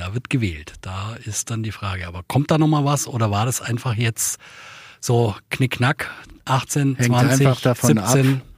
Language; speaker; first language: German; native; German